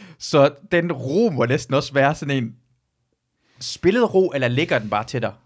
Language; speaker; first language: Danish; early bilingual, other home language; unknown